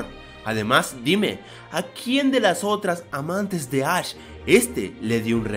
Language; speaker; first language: Spanish; native; Spanish